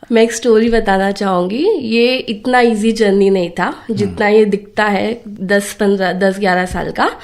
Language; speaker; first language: Hindi; non-native, local second language; Marathi